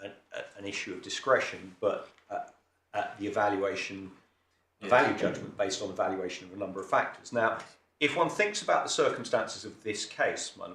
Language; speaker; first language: English; native; English